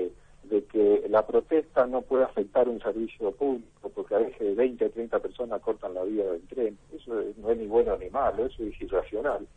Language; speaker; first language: Spanish; native; Spanish